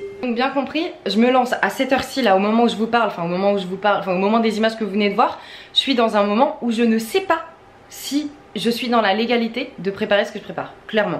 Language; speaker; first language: French; native; French